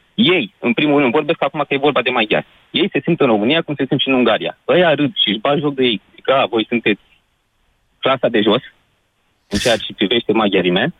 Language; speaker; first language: Romanian; native; Romanian